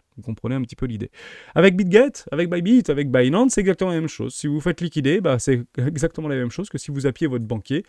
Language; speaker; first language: French; native; French